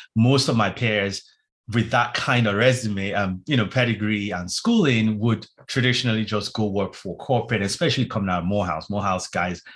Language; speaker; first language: English; non-native, local second language; Yoruba